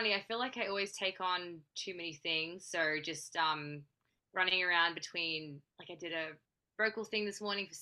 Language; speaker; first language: English; native; English